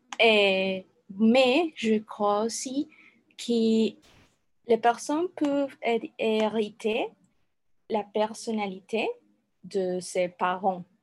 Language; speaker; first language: French; non-native, learner; Spanish